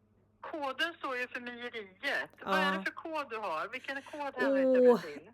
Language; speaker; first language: Swedish; native; Swedish